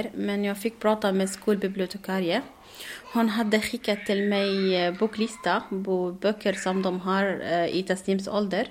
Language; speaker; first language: Swedish; non-native, learner; Arabic